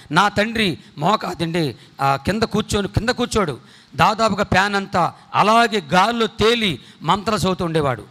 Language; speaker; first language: Telugu; non-native, local second language; Koya